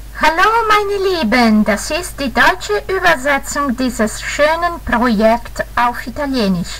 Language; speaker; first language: German; non-native, fluent; Italian